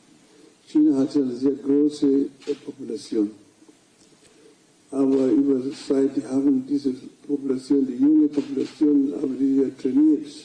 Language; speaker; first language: German; non-native, fluent; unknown